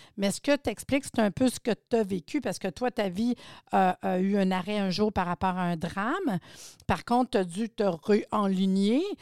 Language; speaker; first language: French; native; French